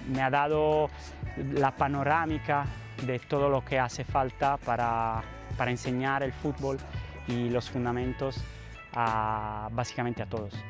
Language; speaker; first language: Spanish; non-native, fluent; Italian